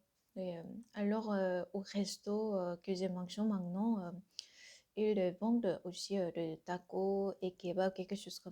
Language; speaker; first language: French; non-native, learner; Korean